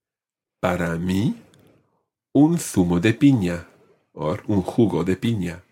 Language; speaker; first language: Spanish; non-native, fluent; English